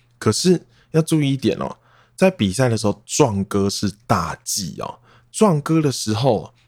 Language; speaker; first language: Chinese; non-native, local second language; Min Nan Chinese